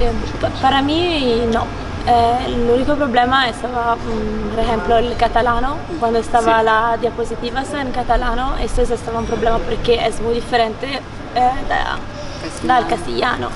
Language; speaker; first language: Spanish; non-native, learner; Italian